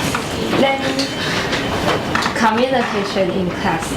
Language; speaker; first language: English; non-native, learner; Chinese